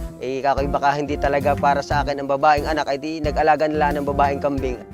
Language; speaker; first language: Filipino; native; Filipino